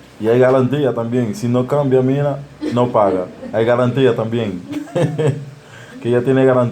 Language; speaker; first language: Spanish; non-native, fluent; Haitian Creole